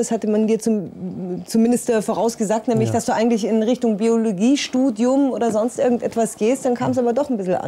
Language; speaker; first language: German; native; German